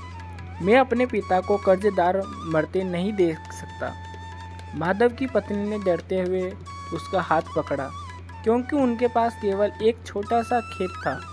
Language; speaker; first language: Hindi; native; Hindi